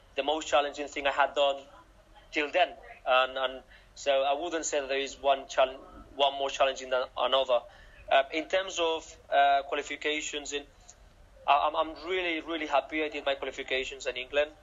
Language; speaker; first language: English; non-native, fluent; Catalan